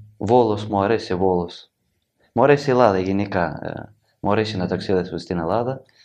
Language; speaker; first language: Greek; non-native, learner; Ukrainian